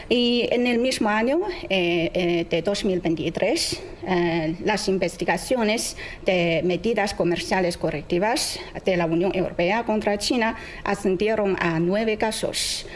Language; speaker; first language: Spanish; non-native, fluent; Chinese